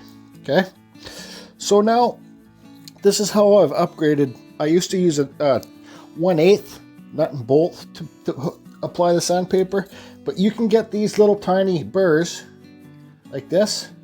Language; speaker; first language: English; native; English